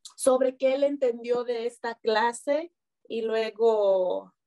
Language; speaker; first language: Spanish; native; Spanish